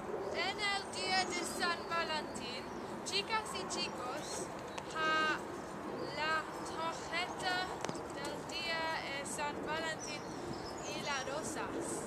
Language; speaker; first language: Spanish; non-native, learner; English